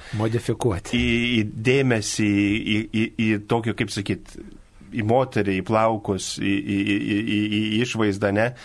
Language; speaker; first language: Lithuanian; native; Lithuanian